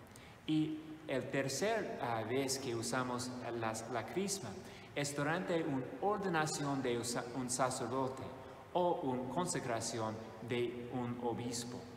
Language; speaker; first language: Spanish; non-native, fluent; English